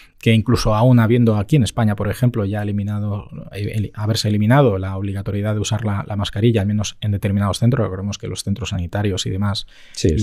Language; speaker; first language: Spanish; native; Spanish